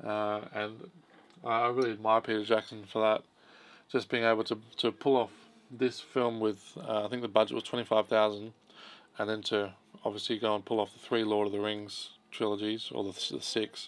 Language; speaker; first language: English; native; English